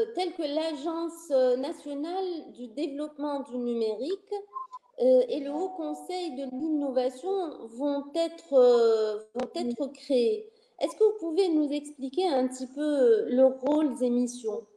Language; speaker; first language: French; non-native, local second language; Arabic